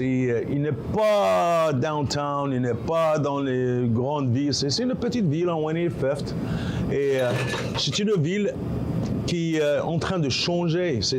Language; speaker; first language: French; non-native, local second language; Arabic